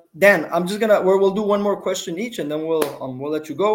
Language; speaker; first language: English; non-native, fluent; Spanish